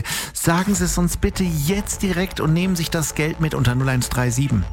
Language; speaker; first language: German; native; German